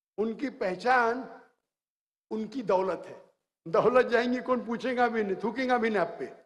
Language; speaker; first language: Hindi; native; Hindi